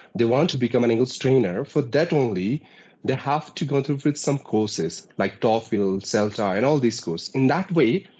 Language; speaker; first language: English; non-native, local second language; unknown